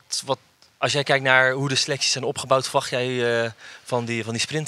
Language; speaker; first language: Dutch; native; Dutch